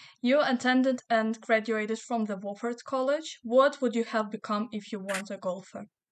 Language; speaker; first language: English; non-native, fluent; Ukrainian